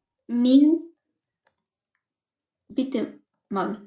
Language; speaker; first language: German; non-native, learner; Macedonian